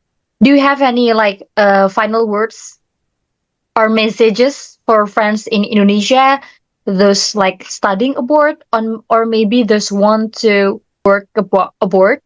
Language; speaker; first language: English; non-native, learner; Indonesian